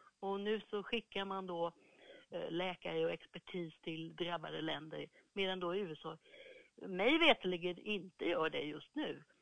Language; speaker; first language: Swedish; native; Swedish